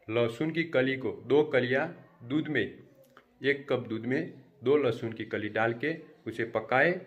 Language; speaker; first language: Hindi; non-native, local second language; Gujarati